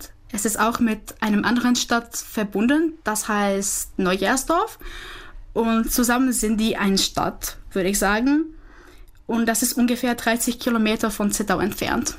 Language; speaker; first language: German; non-native, fluent; Czech